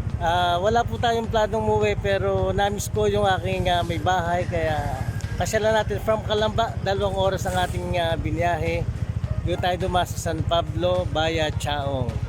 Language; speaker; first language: Filipino; native; Filipino